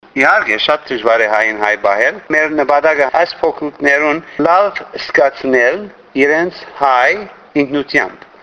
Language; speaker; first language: Armenian; early bilingual, heritage; Armenian